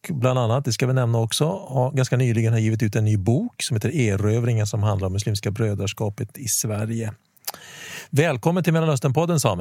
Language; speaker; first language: Swedish; native; Swedish